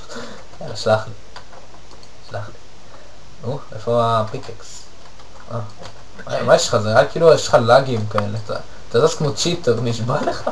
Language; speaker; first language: Hebrew; native; Hebrew